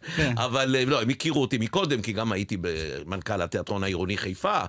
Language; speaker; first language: Hebrew; native; Hebrew